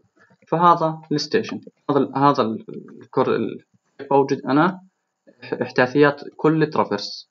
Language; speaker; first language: Arabic; native; Arabic